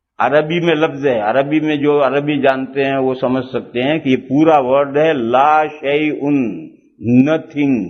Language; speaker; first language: Urdu; non-native, local second language; Gujarati